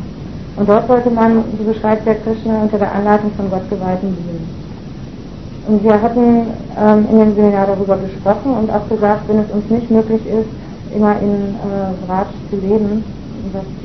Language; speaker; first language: German; native; German